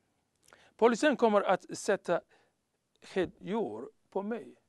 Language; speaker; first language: Swedish; non-native, learner; Somali